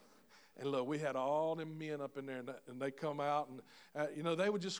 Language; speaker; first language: English; native; English